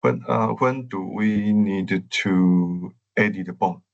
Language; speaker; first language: English; non-native, learner; Chinese